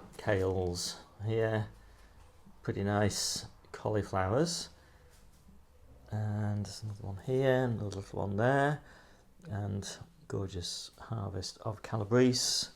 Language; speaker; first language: English; native; English